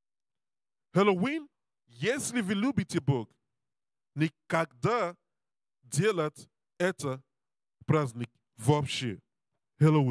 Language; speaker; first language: Russian; non-native, learner; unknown